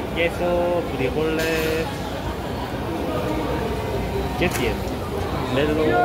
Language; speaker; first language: Spanish; non-native, learner; Korean